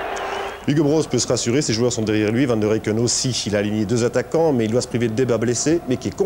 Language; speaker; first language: French; native; French